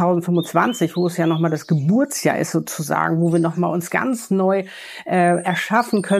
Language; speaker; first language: German; native; German